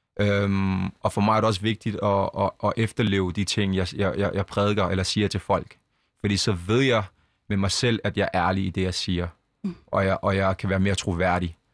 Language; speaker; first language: Danish; early bilingual, other home language; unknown